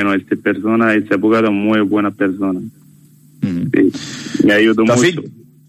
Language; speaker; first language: Spanish; non-native, learner; Arabic